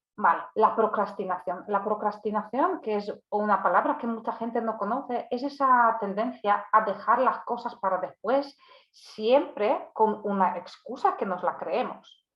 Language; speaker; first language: Spanish; non-native, fluent; Polish